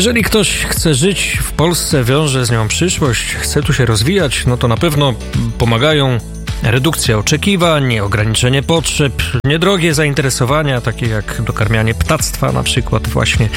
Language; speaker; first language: Polish; native; Polish